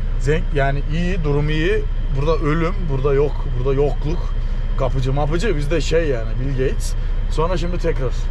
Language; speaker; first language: Turkish; native; Turkish